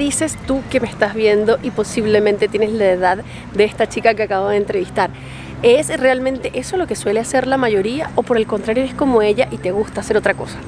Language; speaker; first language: Spanish; native; Spanish